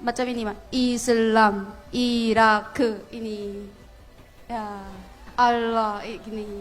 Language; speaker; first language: Indonesian; non-native, fluent; Korean